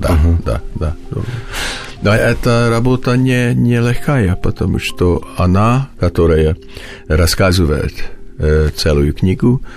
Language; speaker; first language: Russian; non-native, learner; Hungarian